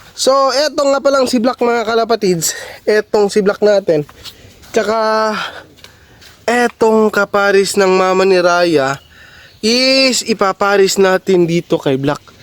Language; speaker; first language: Filipino; non-native, local second language; Cebuano